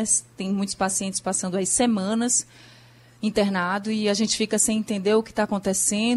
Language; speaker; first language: Portuguese; native; Portuguese